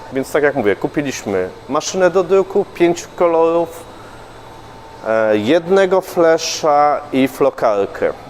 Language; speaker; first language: Polish; native; Polish